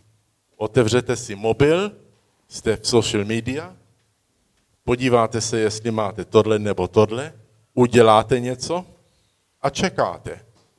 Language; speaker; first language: Czech; early bilingual, heritage; Czech